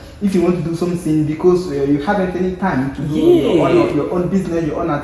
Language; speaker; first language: English; non-native, learner; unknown